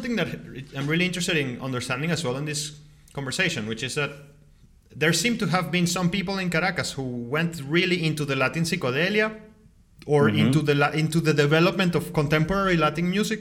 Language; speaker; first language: English; non-native, fluent; Spanish